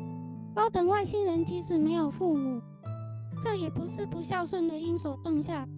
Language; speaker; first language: Chinese; native; Chinese